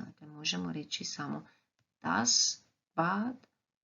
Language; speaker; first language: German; non-native, fluent; Croatian